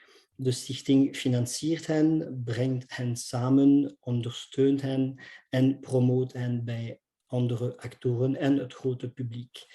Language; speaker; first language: Dutch; non-native, local second language; French